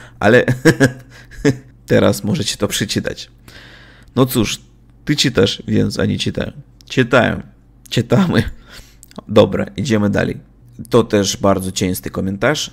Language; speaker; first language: Polish; non-native, learner; Russian